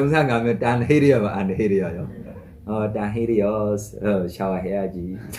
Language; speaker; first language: Korean; non-native, fluent; Burmese